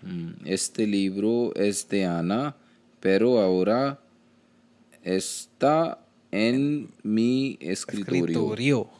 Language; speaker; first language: Spanish; non-native, learner; Hindi